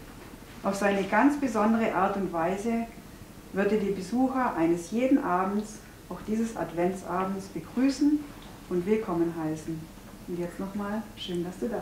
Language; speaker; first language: German; native; German